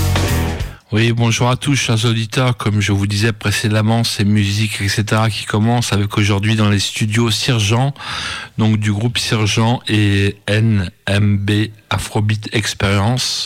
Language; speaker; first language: French; native; French